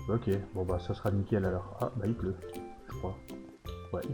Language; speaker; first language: French; native; French